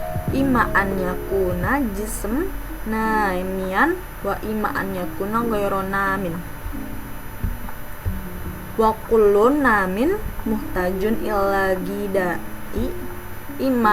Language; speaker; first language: Arabic; non-native, learner; Indonesian